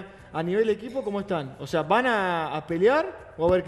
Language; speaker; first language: Spanish; native; Spanish